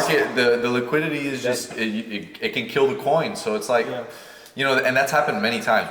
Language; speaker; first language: English; native; English